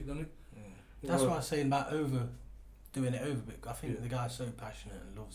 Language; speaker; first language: English; native; English